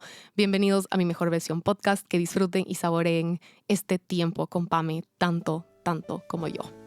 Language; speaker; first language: Spanish; native; Spanish